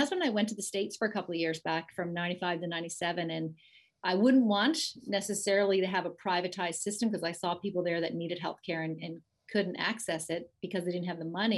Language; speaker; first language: English; native; English